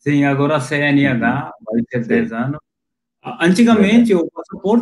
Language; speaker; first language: Portuguese; non-native, local second language; Hindi